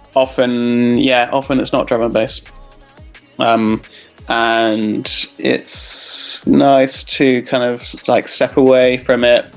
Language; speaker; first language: English; native; English